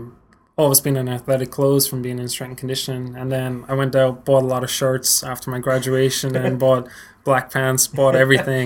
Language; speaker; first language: English; native; English